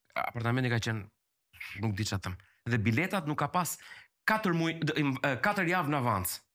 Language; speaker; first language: Albanian; native; Albanian